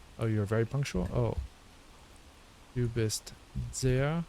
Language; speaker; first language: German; non-native, learner; English